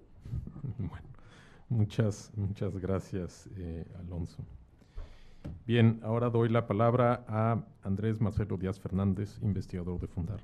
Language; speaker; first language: Spanish; native; Spanish